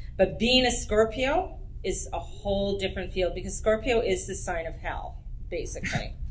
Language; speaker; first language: English; native; English